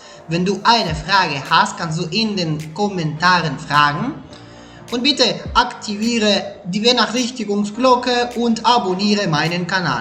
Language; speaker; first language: German; non-native, fluent; Spanish